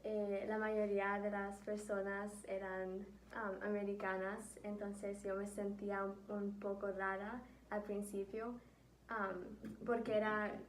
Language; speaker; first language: Spanish; early bilingual, heritage; Spanish